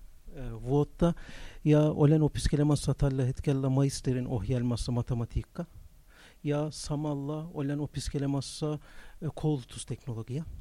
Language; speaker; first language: Finnish; non-native, learner; Turkish